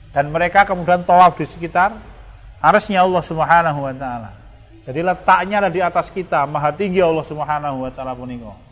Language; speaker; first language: Indonesian; non-native, local second language; Javanese